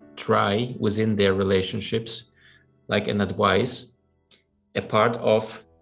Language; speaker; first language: English; non-native, fluent; German